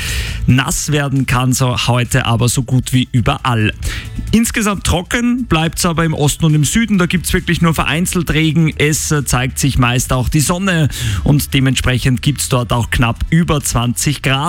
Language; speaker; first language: German; native; German